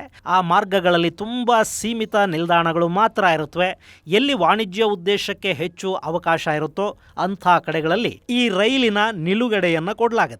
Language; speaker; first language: Kannada; native; Kannada